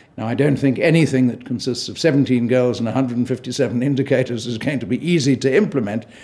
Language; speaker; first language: English; native; English